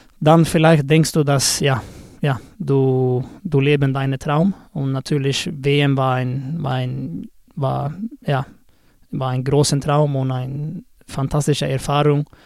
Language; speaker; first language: German; non-native, learner; Swedish